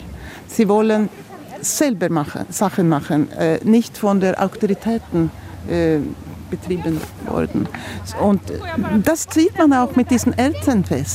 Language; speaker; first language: German; non-native, fluent; Swedish